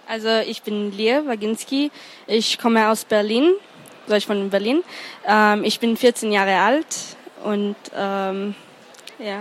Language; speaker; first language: German; early bilingual, other home language; Hebrew